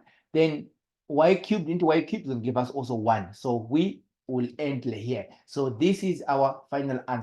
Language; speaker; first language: English; non-native, local second language; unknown